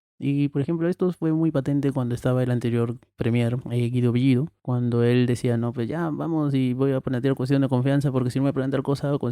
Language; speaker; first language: Spanish; native; Spanish